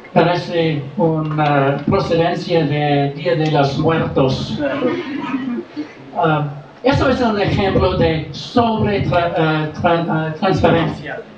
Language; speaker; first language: Spanish; non-native, learner; English